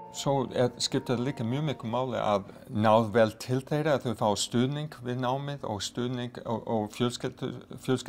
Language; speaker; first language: Icelandic; non-native, fluent; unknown